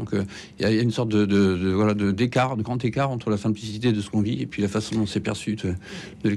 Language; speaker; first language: French; native; French